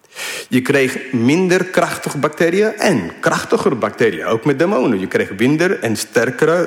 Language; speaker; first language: Dutch; non-native, fluent; English